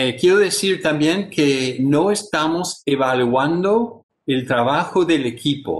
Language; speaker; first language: Spanish; non-native, fluent; English